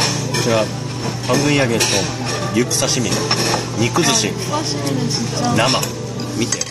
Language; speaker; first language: Korean; non-native, fluent; Japanese